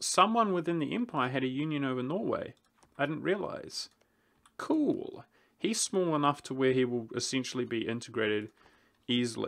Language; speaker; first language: English; native; English